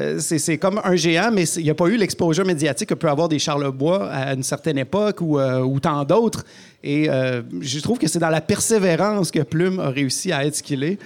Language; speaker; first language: French; native; French